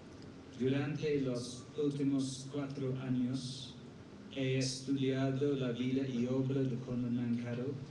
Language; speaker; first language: Spanish; non-native, learner; English